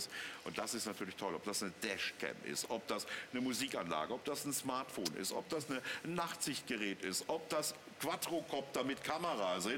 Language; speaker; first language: German; native; German